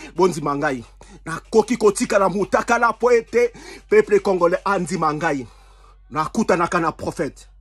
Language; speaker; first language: French; non-native, local second language; Lingala